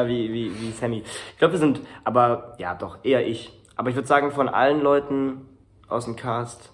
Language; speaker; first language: German; native; German